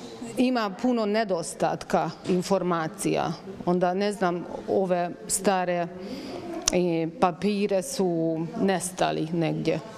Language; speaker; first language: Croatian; non-native, fluent; Hungarian